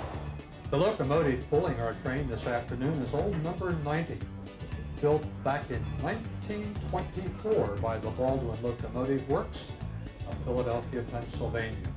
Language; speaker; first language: English; native; English